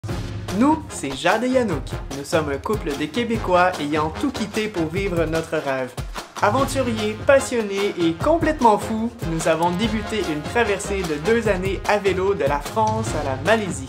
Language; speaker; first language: French; native; French